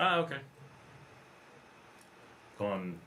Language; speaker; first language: Spanish; non-native, learner; English